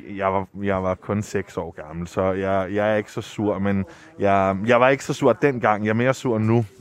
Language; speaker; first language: Danish; early bilingual, heritage; Italian